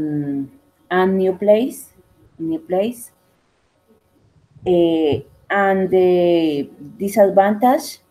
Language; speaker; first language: English; non-native, learner; Spanish